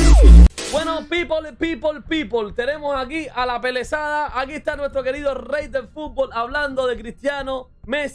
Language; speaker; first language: Spanish; native; Spanish